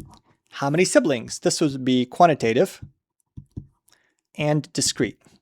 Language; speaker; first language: English; native; English